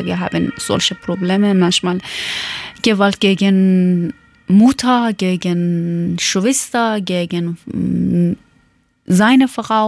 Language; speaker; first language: German; non-native, learner; Persian